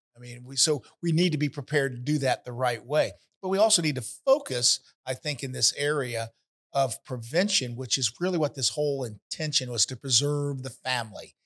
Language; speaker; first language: English; native; English